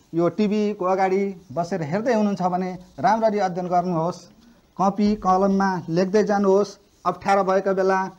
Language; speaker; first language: Nepali; non-native, local second language; Maithili